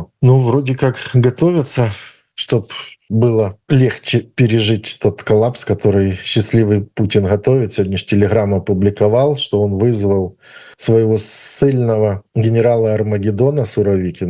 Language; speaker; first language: Russian; native; Russian